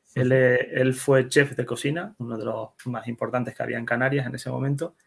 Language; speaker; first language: Spanish; early bilingual, other home language; Dutch